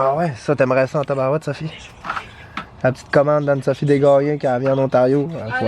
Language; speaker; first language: French; native; French